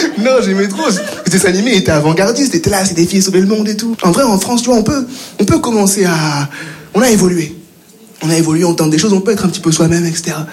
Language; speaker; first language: French; native; French